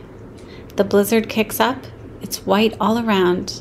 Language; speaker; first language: English; native; English